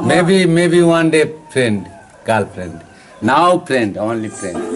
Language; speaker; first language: English; non-native, local second language; Bangla